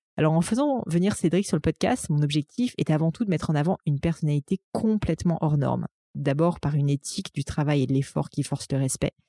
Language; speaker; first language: French; native; French